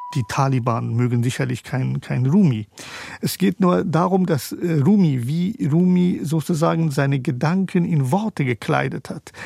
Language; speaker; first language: German; early bilingual, other home language; Persian